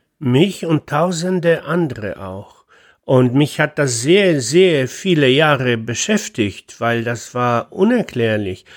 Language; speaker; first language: German; non-native, fluent; Polish